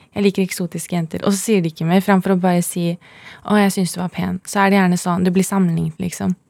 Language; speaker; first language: Norwegian; early bilingual, other home language; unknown